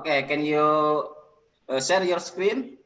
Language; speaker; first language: English; non-native, learner; Indonesian